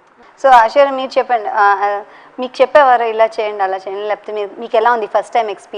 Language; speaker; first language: Telugu; native; Telugu